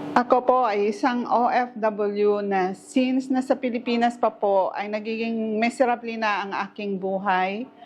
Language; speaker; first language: Filipino; non-native, local second language; Hiligaynon